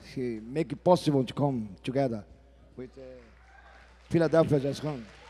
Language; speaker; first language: English; non-native, learner; Portuguese